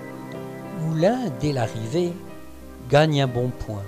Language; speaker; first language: French; native; French